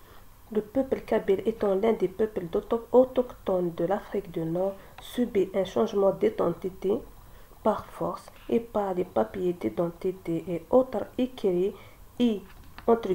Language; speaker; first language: French; non-native, local second language; Kabyle